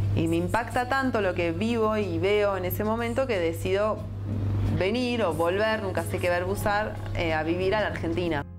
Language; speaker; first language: Spanish; early bilingual, heritage; Spanish